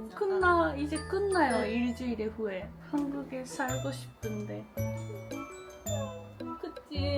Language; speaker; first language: Korean; non-native, fluent; Japanese